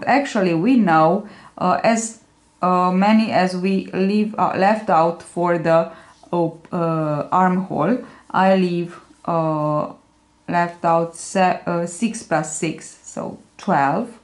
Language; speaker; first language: English; non-native, fluent; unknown